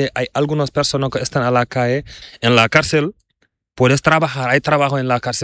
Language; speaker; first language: Spanish; non-native, learner; Fula